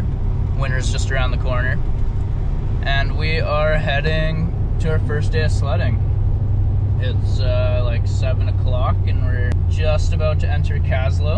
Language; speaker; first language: English; native; English